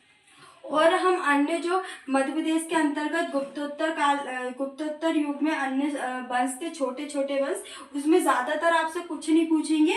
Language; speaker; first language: Hindi; native; Hindi